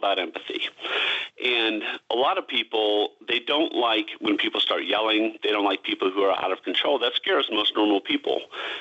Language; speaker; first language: English; native; English